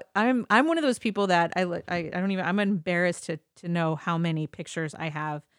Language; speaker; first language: English; native; English